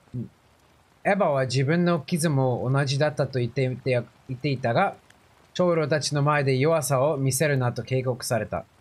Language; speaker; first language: Japanese; non-native, fluent; English